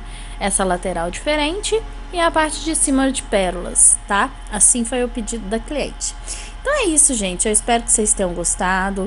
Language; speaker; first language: Portuguese; native; Portuguese